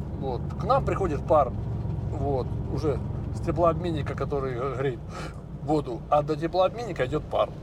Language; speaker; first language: Russian; native; Russian